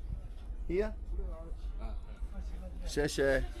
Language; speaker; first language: Chinese; non-native, learner; English